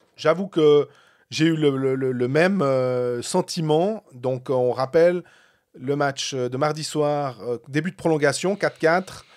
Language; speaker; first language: French; native; French